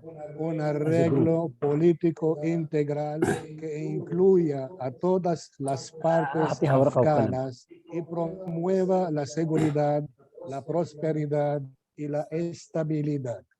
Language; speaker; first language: Spanish; non-native, fluent; Arabic